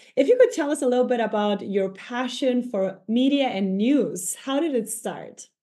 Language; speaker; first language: English; non-native, fluent; Spanish